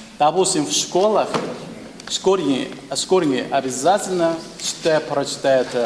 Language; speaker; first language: Russian; non-native, fluent; Chinese